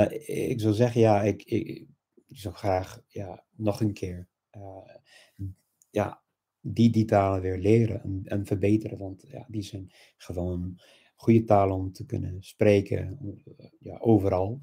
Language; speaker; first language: Dutch; non-native, fluent; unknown